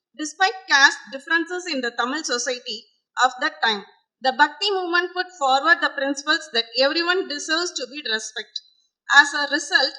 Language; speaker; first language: English; non-native, local second language; Tamil